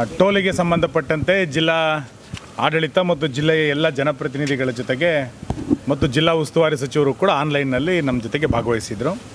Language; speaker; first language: Kannada; native; Kannada